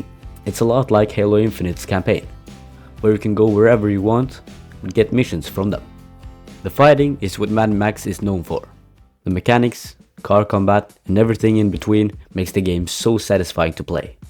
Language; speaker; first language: English; non-native, fluent; Norwegian